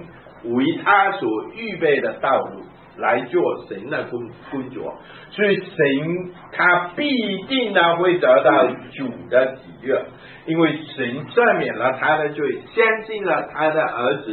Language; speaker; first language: Chinese; native; Chinese